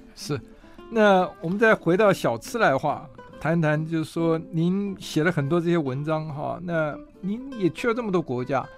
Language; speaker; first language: Chinese; native; Chinese